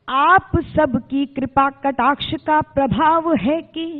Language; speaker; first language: Hindi; native; Hindi